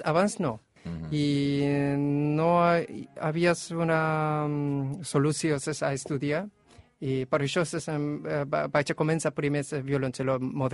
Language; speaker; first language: Catalan; non-native, learner; Korean